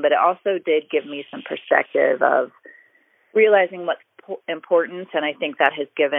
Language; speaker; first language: English; native; English